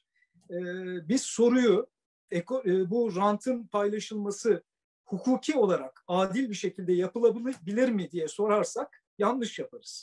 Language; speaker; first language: Turkish; native; Turkish